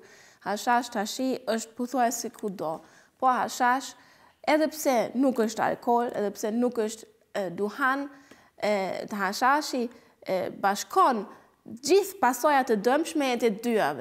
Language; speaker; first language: Albanian; non-native, fluent; German